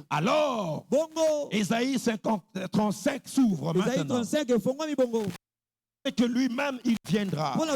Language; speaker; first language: French; non-native, local second language; Lingala